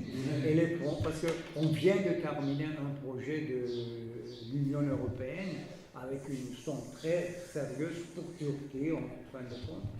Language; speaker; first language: French; non-native, fluent; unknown